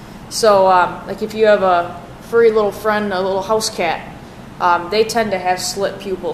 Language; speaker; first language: English; native; English